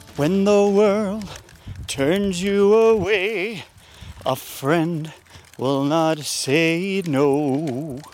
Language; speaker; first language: English; non-native, fluent; Danish